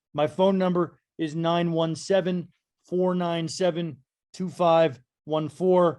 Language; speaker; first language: English; native; English